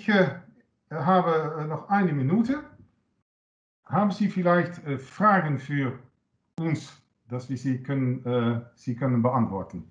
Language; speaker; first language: German; non-native, learner; Dutch